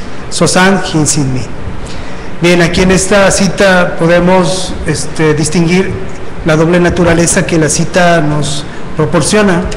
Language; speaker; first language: Spanish; native; Spanish